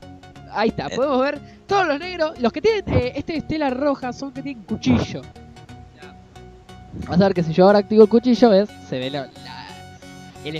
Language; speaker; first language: Spanish; native; Spanish